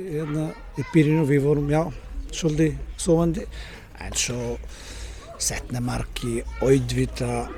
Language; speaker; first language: Icelandic; non-native, learner; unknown